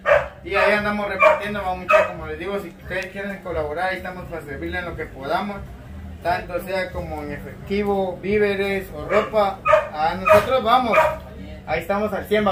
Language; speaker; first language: Spanish; native; Spanish